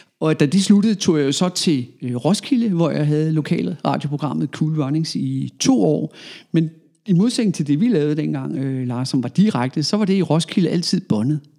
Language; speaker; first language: Danish; native; Danish